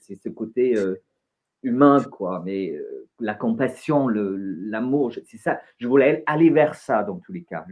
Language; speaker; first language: French; non-native, fluent; English